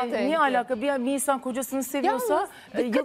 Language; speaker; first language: Turkish; native; Turkish